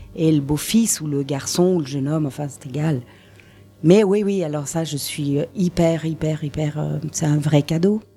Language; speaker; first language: French; native; French